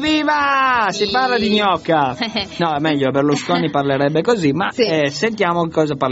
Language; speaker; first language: Italian; native; Italian